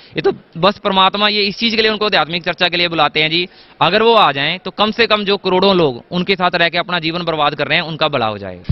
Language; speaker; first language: Hindi; native; Hindi